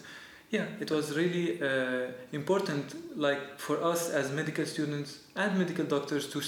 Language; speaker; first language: English; non-native, fluent; Arabic